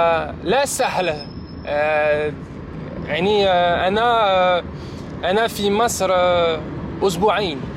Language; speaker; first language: Arabic; non-native, learner; French